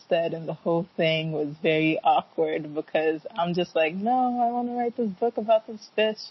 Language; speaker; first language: English; early bilingual, other home language; Akan